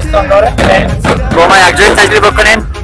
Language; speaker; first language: Persian; native; Persian